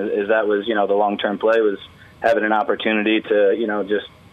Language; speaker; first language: English; native; English